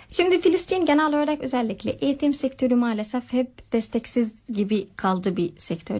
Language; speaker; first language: Turkish; non-native, learner; Arabic